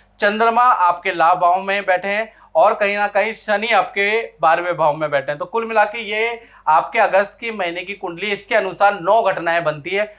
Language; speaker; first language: Hindi; native; Hindi